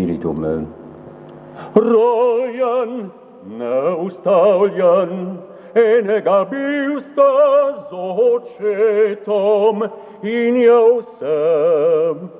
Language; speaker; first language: Slovenian; early bilingual, heritage; French